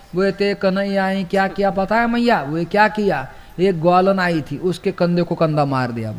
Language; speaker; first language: Hindi; non-native, local second language; Marathi